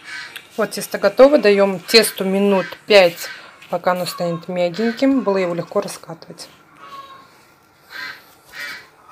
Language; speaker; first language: Russian; non-native, local second language; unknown